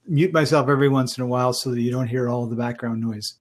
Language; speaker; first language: English; native; English